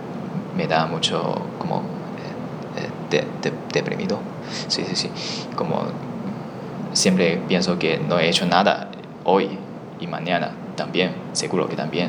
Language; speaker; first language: Spanish; non-native, learner; Chinese